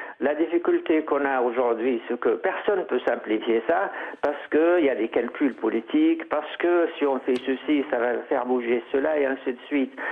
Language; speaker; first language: French; non-native, fluent; Arabic